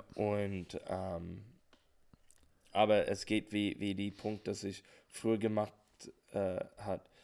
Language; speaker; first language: German; non-native, fluent; English